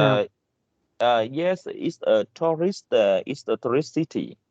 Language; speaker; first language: English; non-native, learner; Vietnamese